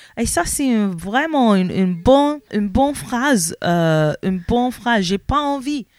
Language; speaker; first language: French; non-native, learner; English